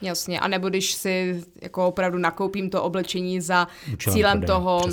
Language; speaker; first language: Czech; native; Czech